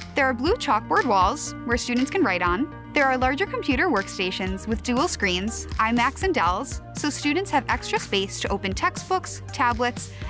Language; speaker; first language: English; native; English